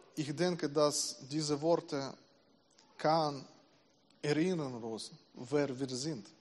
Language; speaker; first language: German; non-native, learner; Russian